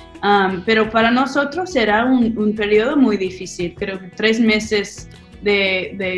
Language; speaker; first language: Spanish; non-native, fluent; English